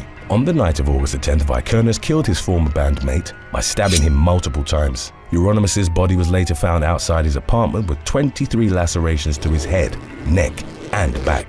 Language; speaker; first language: English; native; English